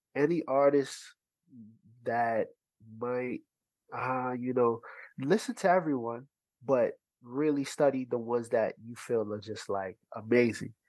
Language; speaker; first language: English; early bilingual, other home language; Haitian Creole